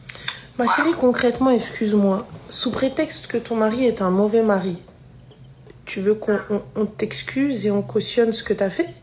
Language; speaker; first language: French; native; French